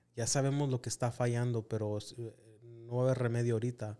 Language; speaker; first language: Spanish; early bilingual, other home language; English